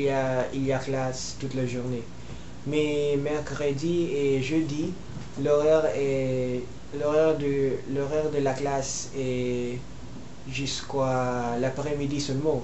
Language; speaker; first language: French; non-native, learner; Filipino